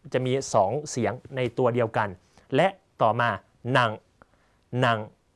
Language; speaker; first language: Thai; native; Thai